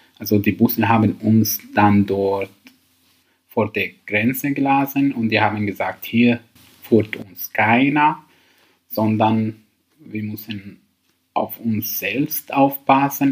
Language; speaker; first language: German; non-native, learner; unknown